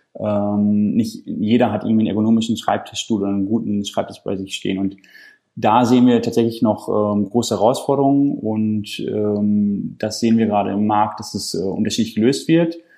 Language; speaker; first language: German; native; German